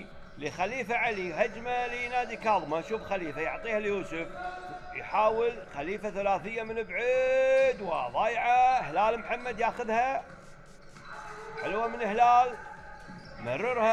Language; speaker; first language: Arabic; native; Arabic